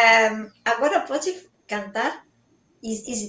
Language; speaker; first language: Portuguese; non-native, learner; Spanish